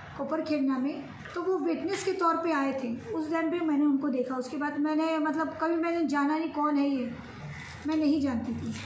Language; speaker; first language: Hindi; native; Hindi